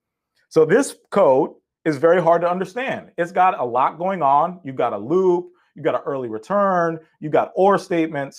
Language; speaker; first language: English; native; English